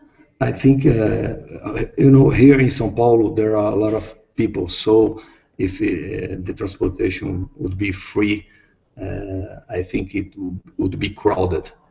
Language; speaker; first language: English; non-native, learner; Portuguese